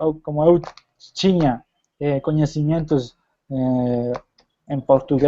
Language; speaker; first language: Portuguese; non-native, fluent; Spanish